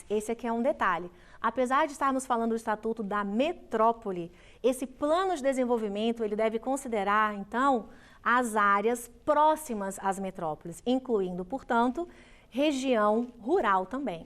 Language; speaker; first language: Portuguese; native; Portuguese